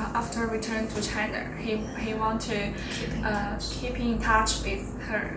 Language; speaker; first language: English; non-native, learner; Chinese